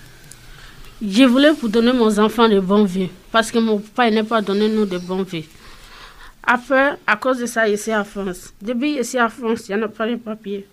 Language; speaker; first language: French; non-native, learner; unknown